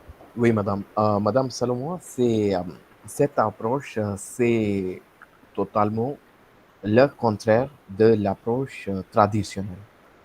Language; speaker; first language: French; non-native, learner; Hindi